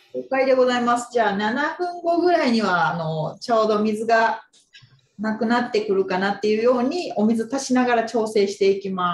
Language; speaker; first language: Japanese; native; Japanese